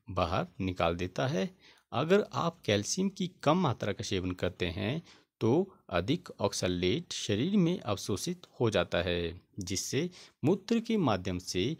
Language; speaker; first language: Hindi; native; Hindi